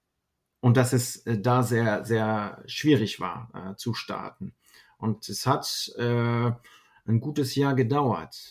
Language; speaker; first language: German; non-native, fluent; French